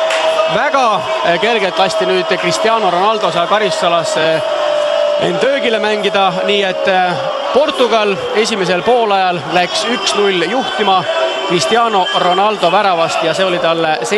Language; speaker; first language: Estonian; native; Estonian